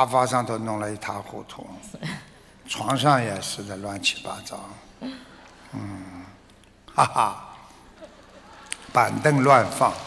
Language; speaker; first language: Chinese; non-native, local second language; Wu Chinese